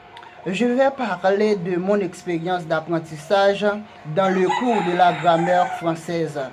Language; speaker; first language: French; non-native, local second language; Haitian Creole